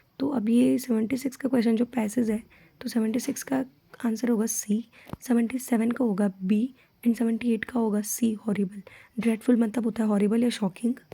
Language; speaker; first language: Hindi; native; Hindi